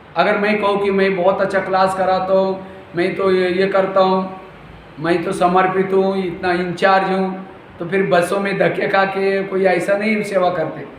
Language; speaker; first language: Hindi; non-native, local second language; Marathi